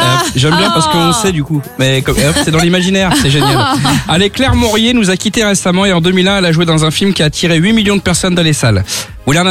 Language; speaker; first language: French; native; French